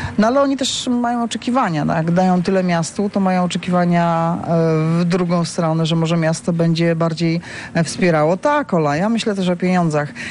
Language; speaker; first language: Polish; native; Polish